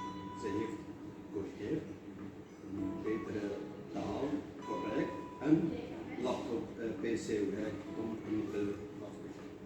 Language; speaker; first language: Dutch; non-native, learner; Kurdish